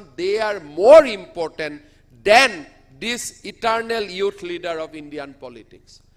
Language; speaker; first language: English; non-native, local second language; Assamese